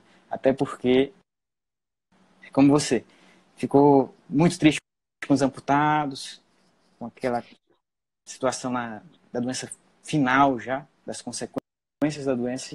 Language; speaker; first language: Portuguese; native; Portuguese